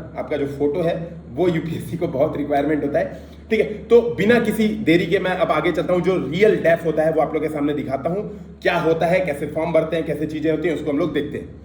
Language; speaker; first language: Hindi; native; Hindi